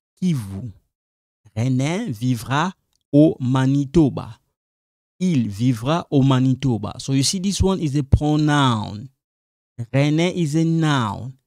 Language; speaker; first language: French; non-native, local second language; Lingala